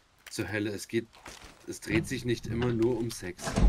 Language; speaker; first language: German; native; German